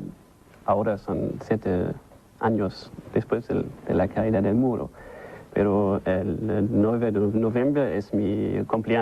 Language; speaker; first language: Spanish; non-native, learner; German